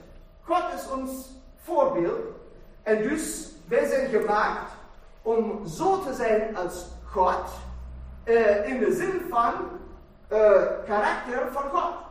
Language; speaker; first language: Dutch; non-native, fluent; German